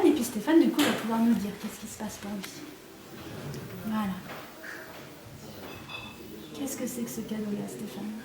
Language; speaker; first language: French; native; French